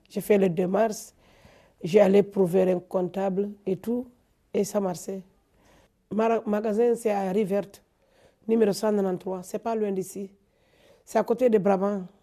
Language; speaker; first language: French; non-native, local second language; Fula